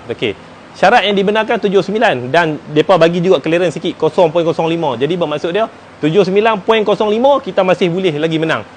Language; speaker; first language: Malay; native; Malay